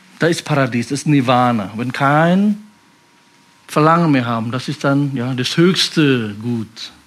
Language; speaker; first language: German; non-native, fluent; Indonesian